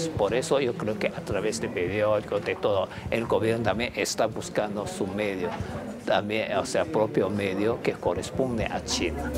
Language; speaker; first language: Spanish; non-native, fluent; Chinese